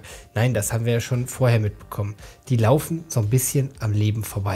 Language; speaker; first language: German; native; German